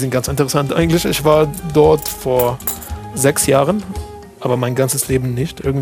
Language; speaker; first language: German; non-native, fluent; Arabic